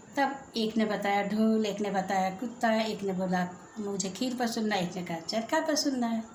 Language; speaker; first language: Hindi; native; Hindi